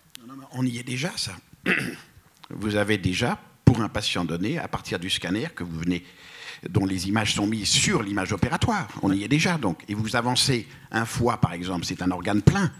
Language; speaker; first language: French; native; French